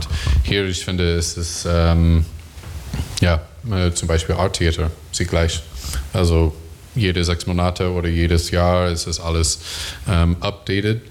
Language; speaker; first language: German; non-native, learner; English